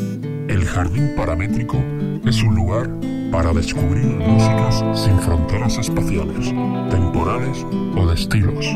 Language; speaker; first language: Spanish; native; Spanish